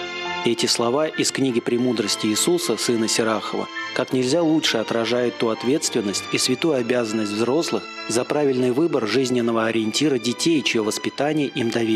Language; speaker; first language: Russian; native; Russian